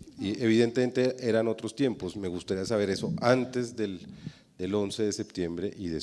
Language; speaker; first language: Spanish; native; Spanish